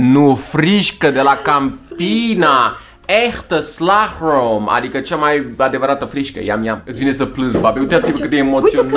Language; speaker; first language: Romanian; native; Romanian